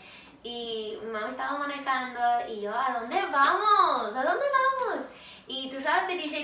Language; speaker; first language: Spanish; early bilingual, heritage; English